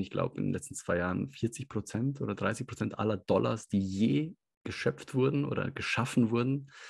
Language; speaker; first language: German; native; German